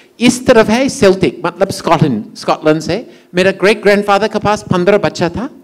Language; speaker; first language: Hindi; non-native, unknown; English